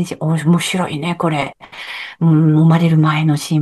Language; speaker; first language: Japanese; non-native, learner; French